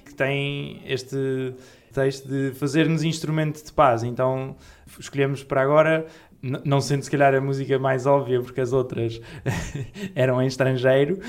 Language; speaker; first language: Portuguese; native; Portuguese